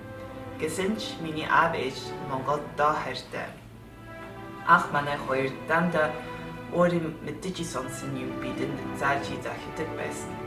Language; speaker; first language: Mongolian; early bilingual, heritage; Mongolian